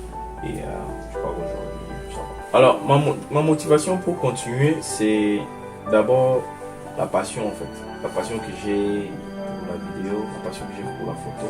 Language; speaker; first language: French; non-native, local second language; Lingala